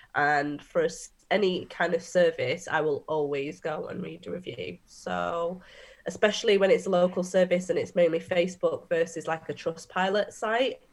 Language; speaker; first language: English; native; English